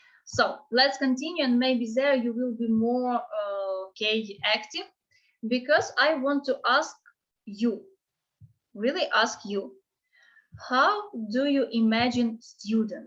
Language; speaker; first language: English; non-native, fluent; Ukrainian